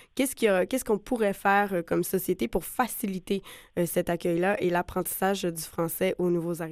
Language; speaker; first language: French; native; French